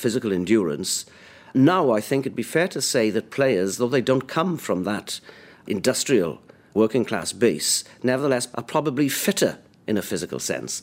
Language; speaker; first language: English; native; English